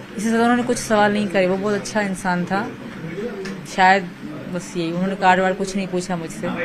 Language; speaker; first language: Urdu; non-native, local second language; Sindhi